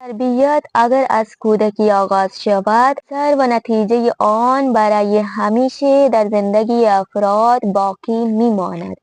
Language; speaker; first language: Persian; non-native, fluent; Urdu